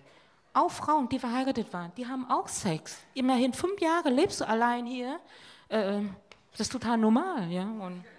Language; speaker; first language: German; non-native, fluent; Vietnamese